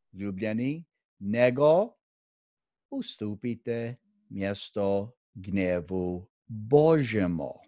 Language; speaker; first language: Croatian; early bilingual, heritage; Croatian